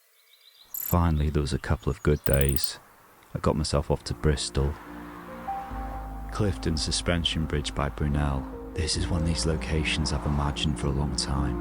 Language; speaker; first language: English; native; English